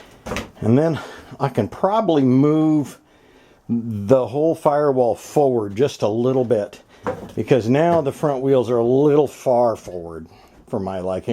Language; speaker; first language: English; native; English